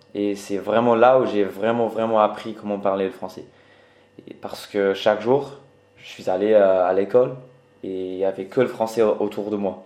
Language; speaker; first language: French; early bilingual, other home language; English